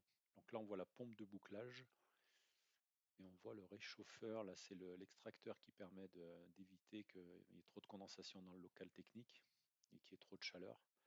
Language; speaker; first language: French; native; French